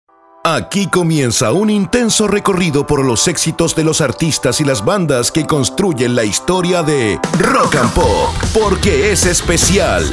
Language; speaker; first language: Spanish; native; Spanish